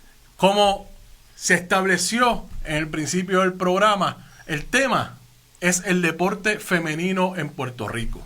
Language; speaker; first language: Spanish; native; Spanish